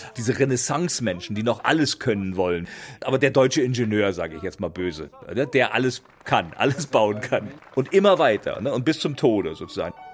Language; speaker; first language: German; native; German